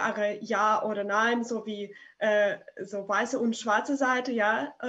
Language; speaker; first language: German; non-native, fluent; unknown